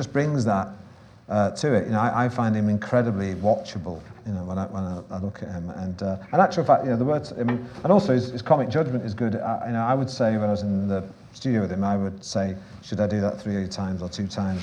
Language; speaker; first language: English; native; English